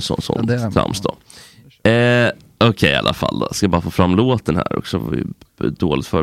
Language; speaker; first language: Swedish; native; Swedish